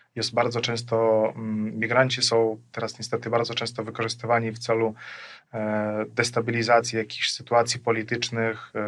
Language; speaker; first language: Polish; non-native, fluent; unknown